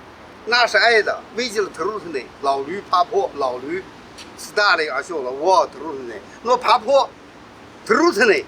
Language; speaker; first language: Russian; non-native, learner; Chinese